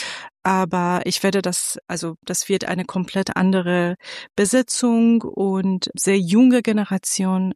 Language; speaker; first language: German; non-native, fluent; Persian